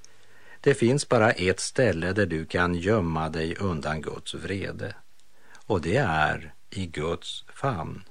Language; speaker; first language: Swedish; native; Swedish